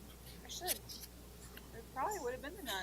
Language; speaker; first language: English; native; English